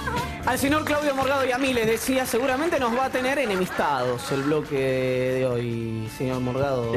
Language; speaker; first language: Spanish; native; Spanish